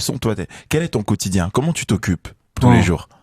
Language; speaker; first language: French; native; French